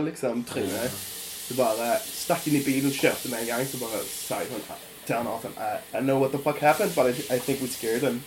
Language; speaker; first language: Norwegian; early bilingual, other home language; Polish